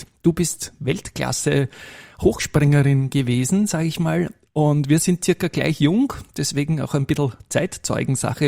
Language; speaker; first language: German; native; German